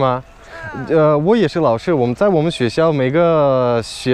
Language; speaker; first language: Chinese; non-native, fluent; Russian